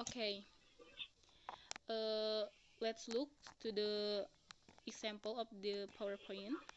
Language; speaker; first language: English; non-native, learner; Indonesian